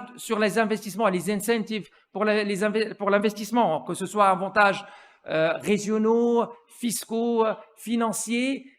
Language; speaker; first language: French; non-native, local second language; Arabic